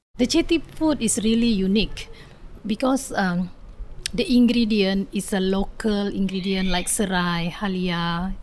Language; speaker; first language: English; non-native, learner; Indonesian